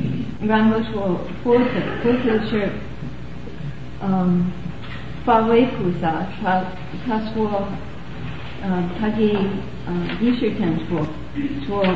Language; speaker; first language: Chinese; non-native, learner; English